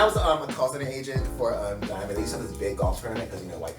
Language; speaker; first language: English; native; English